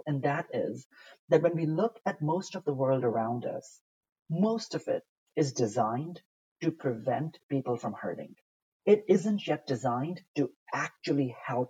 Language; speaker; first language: English; non-native, local second language; Urdu